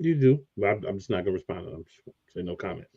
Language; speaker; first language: English; native; English